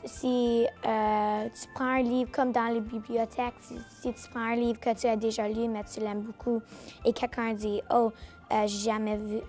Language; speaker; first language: French; non-native, local second language; English